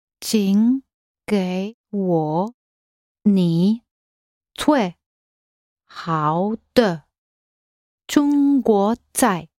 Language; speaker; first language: Chinese; non-native, learner; English